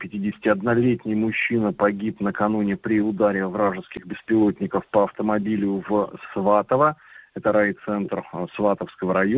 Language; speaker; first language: Russian; native; Russian